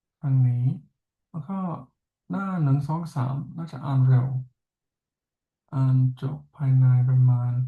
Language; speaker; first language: Thai; non-native, fluent; English